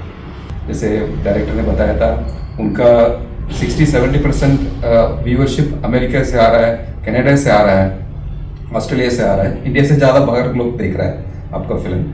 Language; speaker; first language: Hindi; non-native, local second language; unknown